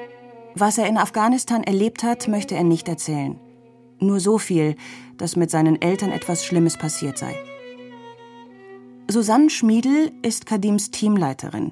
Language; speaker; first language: German; native; German